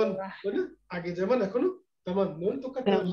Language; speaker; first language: Korean; non-native, learner; Bangla